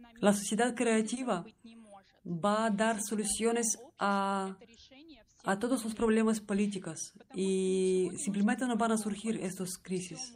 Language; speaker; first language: Spanish; non-native, learner; Russian